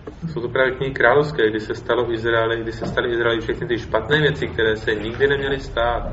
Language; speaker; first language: Czech; native; Czech